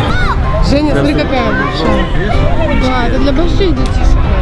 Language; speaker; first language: Russian; native; Russian